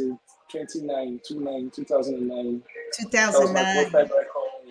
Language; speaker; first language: English; non-native, local second language; Igbo